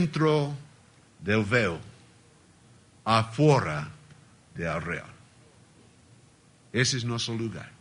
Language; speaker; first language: Spanish; non-native, learner; Portuguese